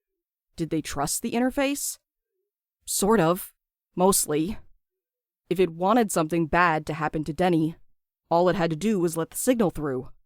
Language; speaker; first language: English; native; English